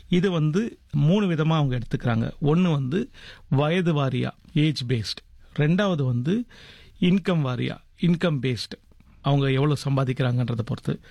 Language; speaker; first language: Tamil; native; Tamil